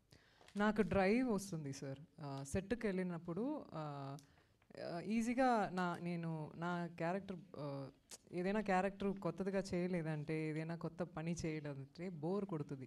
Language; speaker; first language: Telugu; non-native, fluent; Tamil